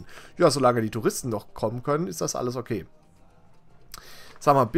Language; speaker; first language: German; native; German